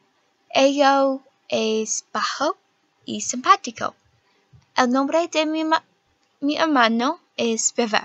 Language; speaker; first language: Spanish; non-native, learner; English